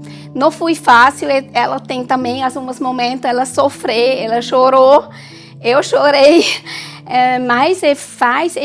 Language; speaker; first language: Portuguese; non-native, learner; German